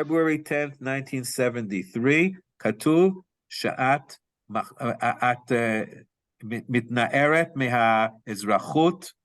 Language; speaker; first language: Hebrew; non-native, fluent; English